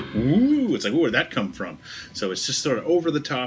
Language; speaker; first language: English; native; English